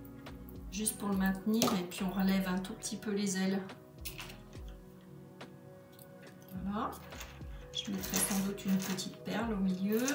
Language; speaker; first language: French; native; French